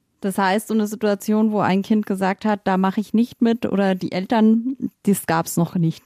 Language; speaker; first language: German; native; German